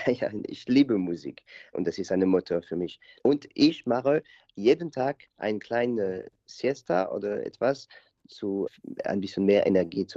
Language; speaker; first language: German; non-native, learner; French